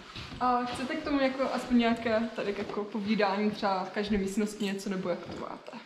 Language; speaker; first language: Czech; native; Czech